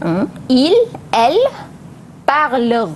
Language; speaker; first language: French; non-native, fluent; Malay